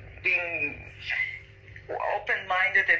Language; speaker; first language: English; non-native, fluent; Spanish